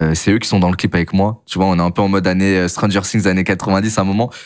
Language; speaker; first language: French; native; French